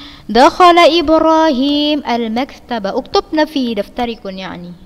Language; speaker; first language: Arabic; non-native, fluent; Indonesian